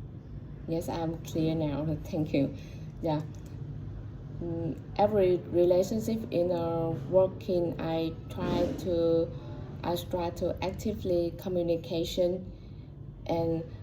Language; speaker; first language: English; non-native, learner; Vietnamese